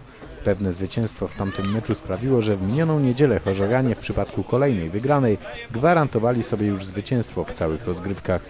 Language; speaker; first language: Polish; native; Polish